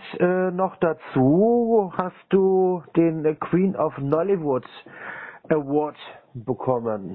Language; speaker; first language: German; native; German